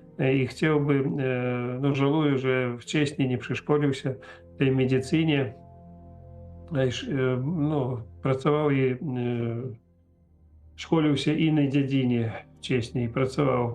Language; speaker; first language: Polish; non-native, learner; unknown